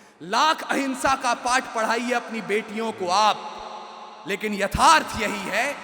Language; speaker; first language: Hindi; native; Hindi